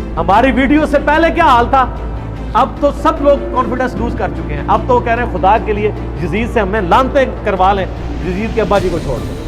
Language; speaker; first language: Urdu; native; Urdu